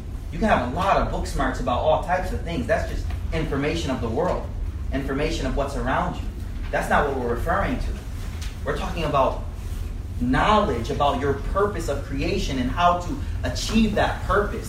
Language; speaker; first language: English; native; English